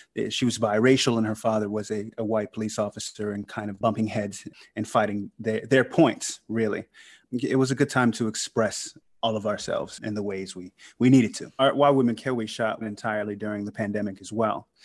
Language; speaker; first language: English; native; English